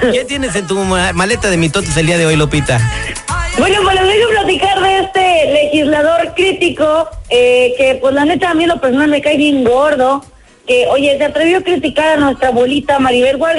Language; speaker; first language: Spanish; native; Spanish